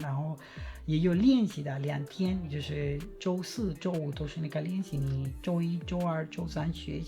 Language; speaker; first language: Chinese; non-native, fluent; Spanish